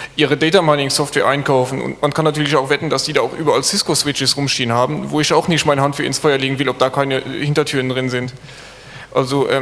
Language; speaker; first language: German; non-native, local second language; Luxembourgish